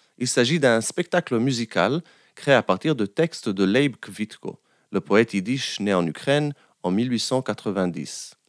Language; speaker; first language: French; native; French